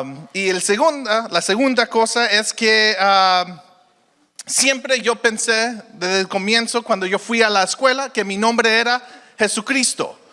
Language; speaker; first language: Spanish; early bilingual, heritage; Spanish